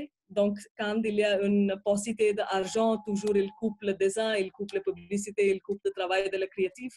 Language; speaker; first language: French; non-native, fluent; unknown